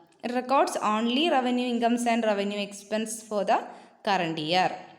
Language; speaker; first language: English; non-native, local second language; Malayalam